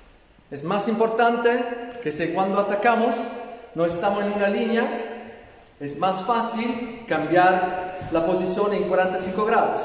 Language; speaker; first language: Spanish; non-native, fluent; Italian